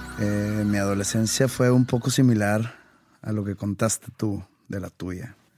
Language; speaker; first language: Spanish; native; Spanish